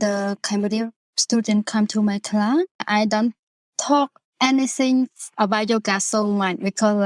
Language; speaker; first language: English; non-native, learner; Khmer